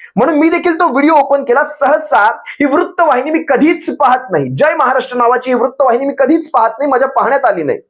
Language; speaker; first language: Marathi; native; Marathi